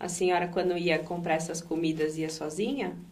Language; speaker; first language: Portuguese; native; Portuguese